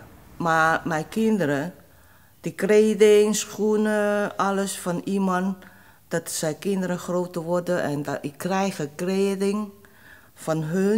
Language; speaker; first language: Dutch; non-native, learner; Cantonese